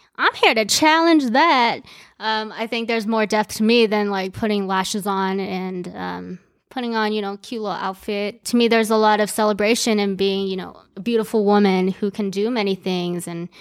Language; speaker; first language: English; early bilingual, other home language; Chinese